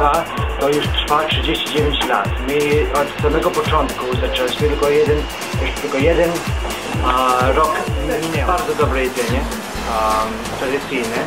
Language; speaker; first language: Polish; early bilingual, heritage; Polish